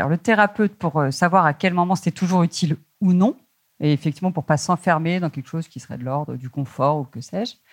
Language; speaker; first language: French; native; French